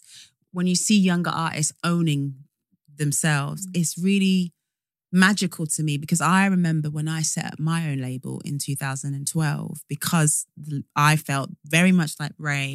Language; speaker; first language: English; native; English